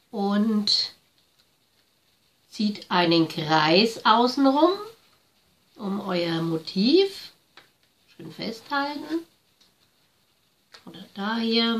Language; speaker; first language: German; native; German